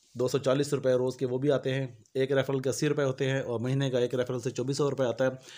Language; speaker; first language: Urdu; non-native, local second language; Punjabi